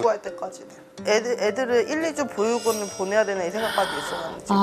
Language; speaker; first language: Korean; native; Korean